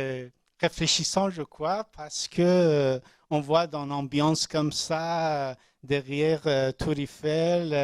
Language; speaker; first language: French; non-native, learner; Persian